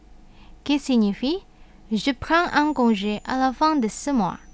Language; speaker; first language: French; non-native, fluent; Indonesian